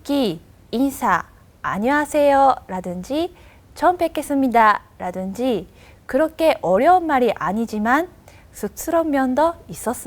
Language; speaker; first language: Korean; non-native, fluent; Japanese